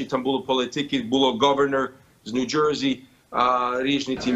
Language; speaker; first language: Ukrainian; early bilingual, heritage; Ukrainian